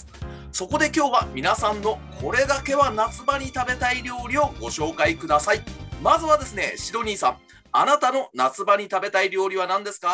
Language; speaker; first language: Japanese; native; Japanese